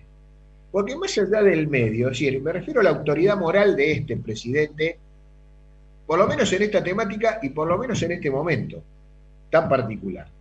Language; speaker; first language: Spanish; native; Spanish